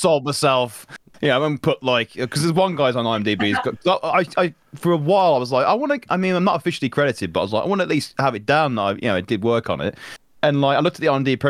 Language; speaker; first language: English; native; English